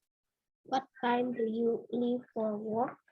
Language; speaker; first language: English; non-native, learner; Indonesian